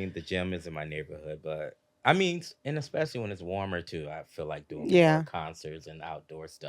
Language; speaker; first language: English; native; English